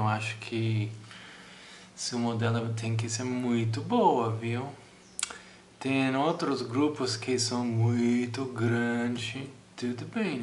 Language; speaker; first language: Portuguese; non-native, fluent; English